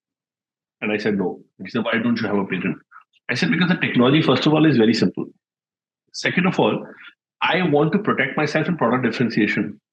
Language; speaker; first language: English; non-native, local second language; Hindi